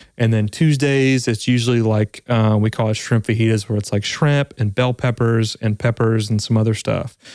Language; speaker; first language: English; native; English